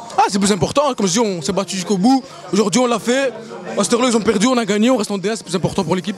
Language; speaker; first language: French; native; French